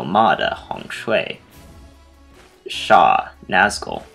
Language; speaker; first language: Chinese; non-native, learner; English